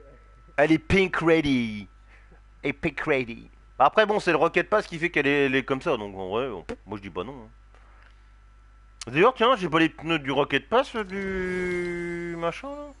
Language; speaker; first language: French; native; French